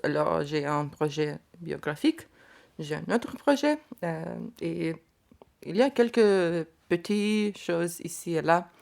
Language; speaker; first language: French; non-native, learner; Lithuanian